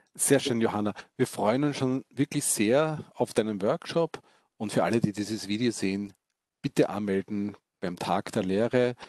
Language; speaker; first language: German; native; German